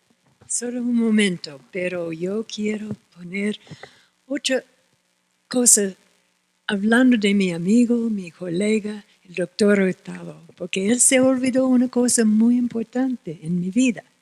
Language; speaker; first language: Spanish; non-native, fluent; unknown